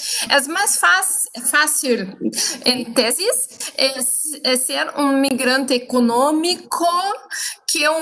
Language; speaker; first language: Spanish; non-native, fluent; Portuguese